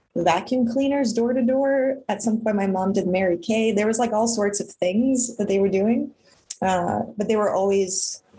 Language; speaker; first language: English; early bilingual, other home language; Russian